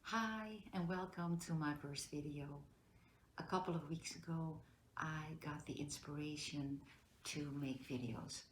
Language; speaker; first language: English; non-native, fluent; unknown